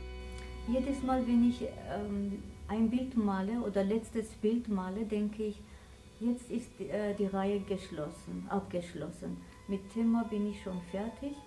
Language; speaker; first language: German; non-native, fluent; Armenian